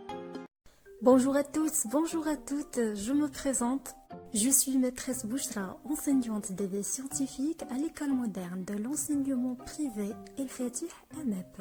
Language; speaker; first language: French; non-native, local second language; Arabic